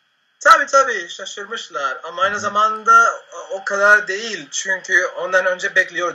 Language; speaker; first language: Turkish; non-native, fluent; Spanish